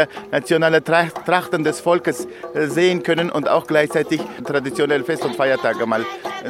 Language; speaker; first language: German; non-native, fluent; Uzbek